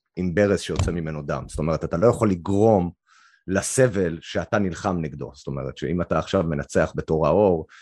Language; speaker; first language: Hebrew; native; Hebrew